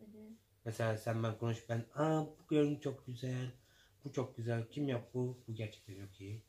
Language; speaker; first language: Turkish; non-native, learner; English